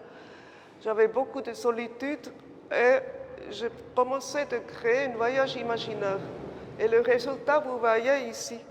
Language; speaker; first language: French; non-native, fluent; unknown